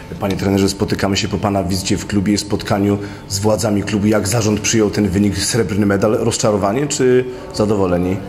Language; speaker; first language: Polish; native; Polish